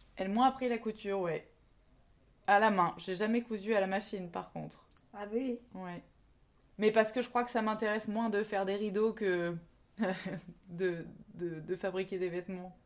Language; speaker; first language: French; native; French